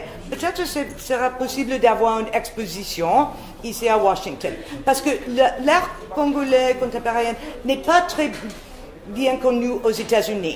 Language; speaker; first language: French; non-native, fluent; English